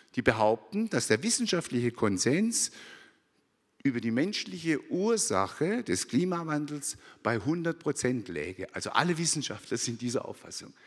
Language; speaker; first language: German; native; German